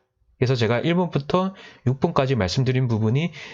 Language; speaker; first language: Korean; native; Korean